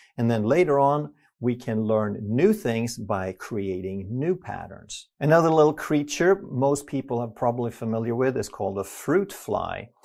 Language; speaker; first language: English; non-native, fluent; Swedish